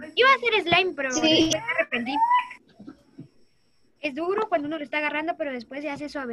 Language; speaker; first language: Spanish; native; Spanish